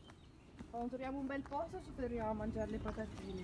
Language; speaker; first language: Italian; native; Italian